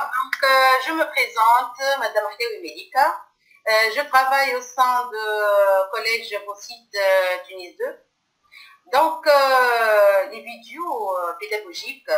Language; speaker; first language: French; non-native, local second language; Arabic